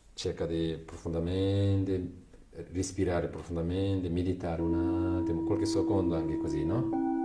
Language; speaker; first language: Italian; non-native, learner; Chinese